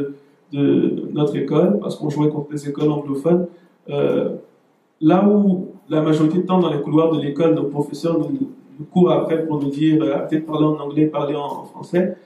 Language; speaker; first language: French; native; French